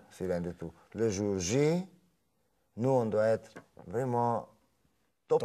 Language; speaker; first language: French; non-native, fluent; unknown